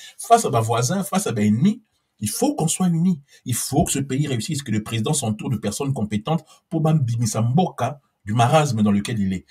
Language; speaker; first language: French; non-native, local second language; Lingala